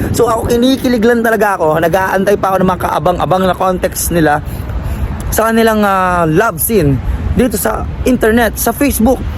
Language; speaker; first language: Filipino; non-native, local second language; Pampanga